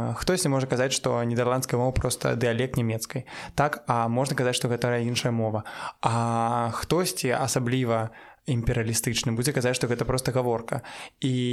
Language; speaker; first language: Belarusian; non-native, local second language; Russian